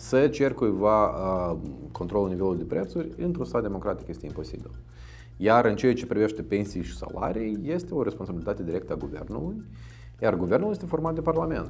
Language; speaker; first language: Romanian; native; Romanian